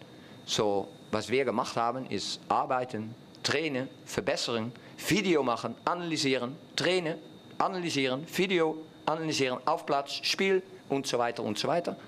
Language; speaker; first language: German; non-native, fluent; Dutch